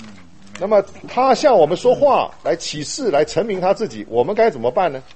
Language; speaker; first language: Chinese; native; Chinese